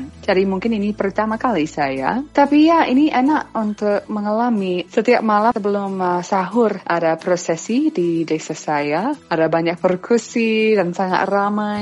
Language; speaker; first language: Indonesian; non-native, fluent; English